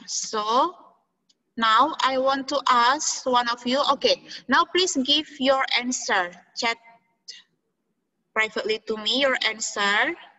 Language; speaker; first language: English; non-native, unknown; Indonesian